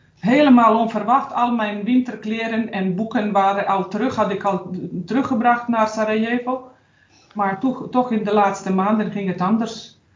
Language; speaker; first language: Dutch; non-native, fluent; Bosnian